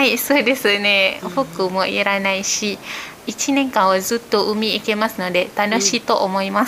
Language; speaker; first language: Japanese; non-native, fluent; Malay